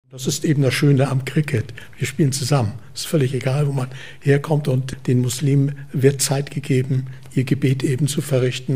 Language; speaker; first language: German; native; German